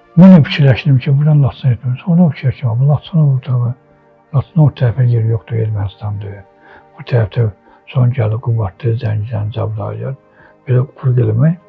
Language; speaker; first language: Azerbaijani; non-native, local second language; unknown